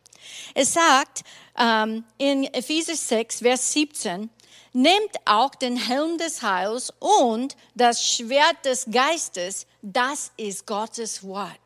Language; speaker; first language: German; non-native, fluent; English